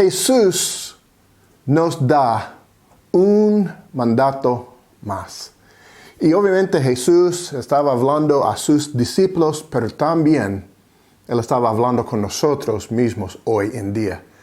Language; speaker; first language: Spanish; non-native, fluent; English